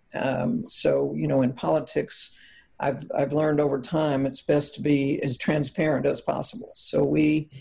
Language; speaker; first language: English; native; English